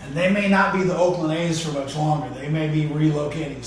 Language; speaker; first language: English; native; English